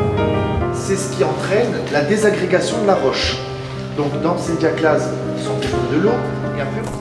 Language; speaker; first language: French; native; French